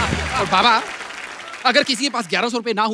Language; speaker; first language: Hindi; native; Hindi